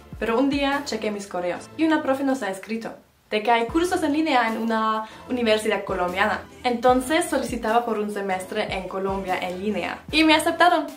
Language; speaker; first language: Spanish; non-native, fluent; German